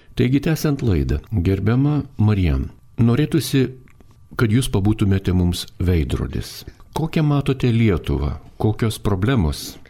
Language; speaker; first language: Lithuanian; native; Lithuanian